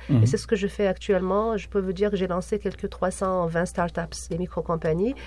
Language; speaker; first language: French; non-native, local second language; Arabic